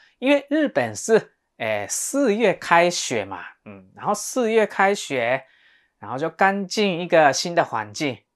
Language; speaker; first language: Chinese; non-native, fluent; Japanese